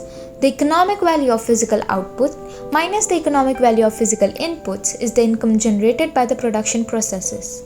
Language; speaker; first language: English; non-native, local second language; Gujarati